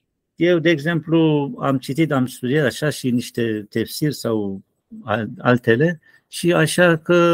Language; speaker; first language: Romanian; non-native, learner; Turkish